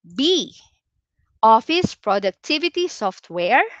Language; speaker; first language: English; non-native, local second language; Filipino